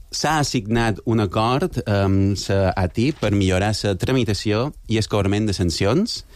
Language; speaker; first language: Catalan; native; Catalan